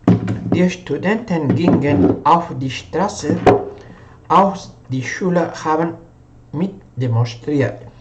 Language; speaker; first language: German; non-native, fluent; Spanish